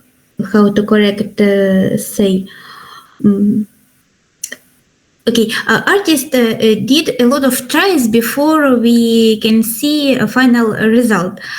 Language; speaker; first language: English; non-native, learner; Ukrainian